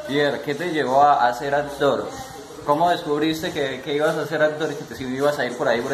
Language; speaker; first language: Spanish; native; Spanish